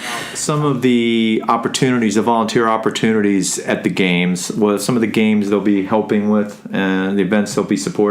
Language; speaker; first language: English; native; English